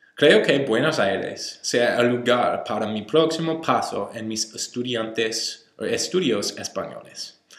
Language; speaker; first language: Spanish; non-native, learner; English